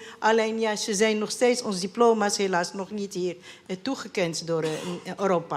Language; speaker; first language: Dutch; non-native, fluent; Arabic